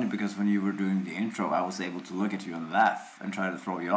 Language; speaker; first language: English; non-native, fluent; Norwegian